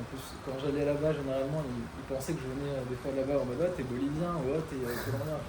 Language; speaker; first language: French; native; French